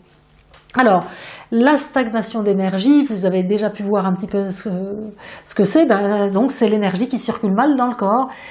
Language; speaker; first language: French; native; French